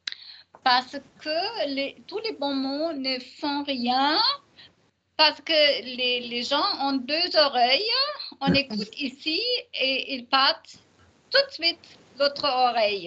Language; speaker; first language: French; non-native, learner; German